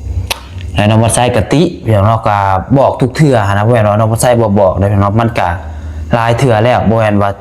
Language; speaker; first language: Thai; non-native, local second language; Lao